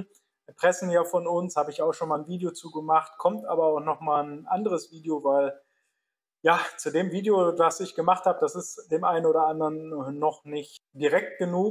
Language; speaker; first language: German; native; German